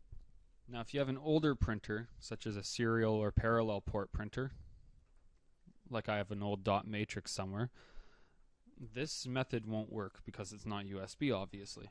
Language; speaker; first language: English; native; English